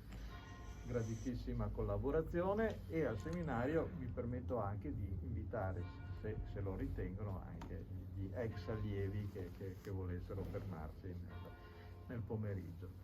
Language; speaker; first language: Italian; native; Italian